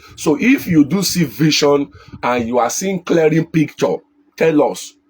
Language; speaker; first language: English; non-native, local second language; Yoruba